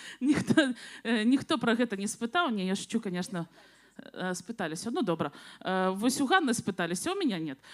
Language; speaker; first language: Belarusian; non-native, local second language; Russian